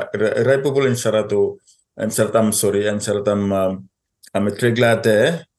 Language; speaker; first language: Welsh; non-native, fluent; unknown